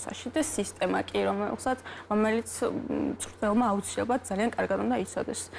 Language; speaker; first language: Georgian; native; Georgian